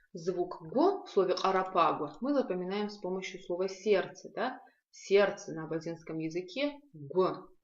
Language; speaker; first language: Russian; non-native, local second language; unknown